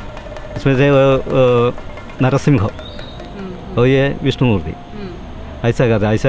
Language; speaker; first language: Hindi; non-native, local second language; Malayalam